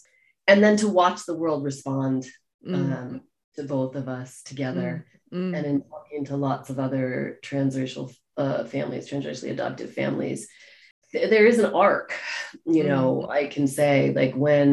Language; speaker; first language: English; native; English